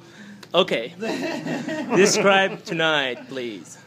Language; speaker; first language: English; non-native, fluent; Persian